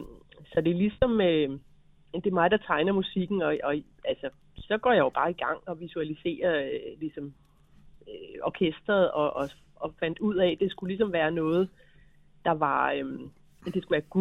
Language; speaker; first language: Danish; native; Danish